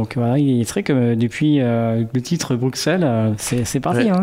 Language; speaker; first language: French; native; French